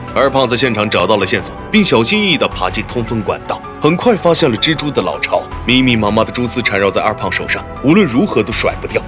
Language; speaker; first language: Chinese; native; Chinese